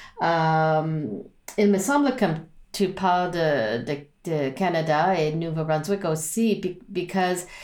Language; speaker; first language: French; non-native, learner; English